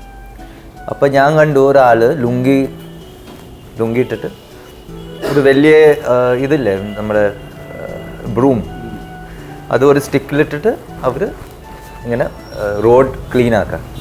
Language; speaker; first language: Malayalam; early bilingual, heritage; Malayalam